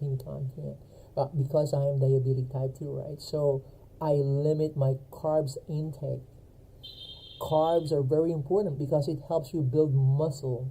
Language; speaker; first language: English; non-native, fluent; Filipino